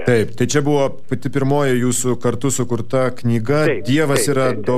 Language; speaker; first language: Lithuanian; native; Lithuanian